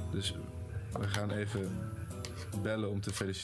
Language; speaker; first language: Dutch; native; Dutch